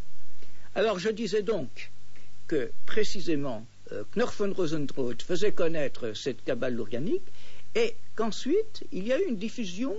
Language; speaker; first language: French; native; French